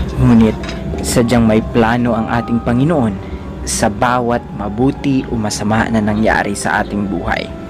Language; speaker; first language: Filipino; non-native, local second language; Cebuano